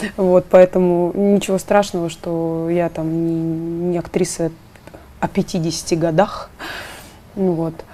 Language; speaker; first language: Russian; native; Russian